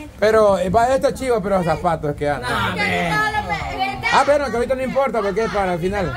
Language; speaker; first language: Spanish; native; Spanish